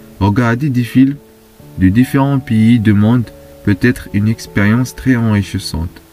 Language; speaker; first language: French; non-native, fluent; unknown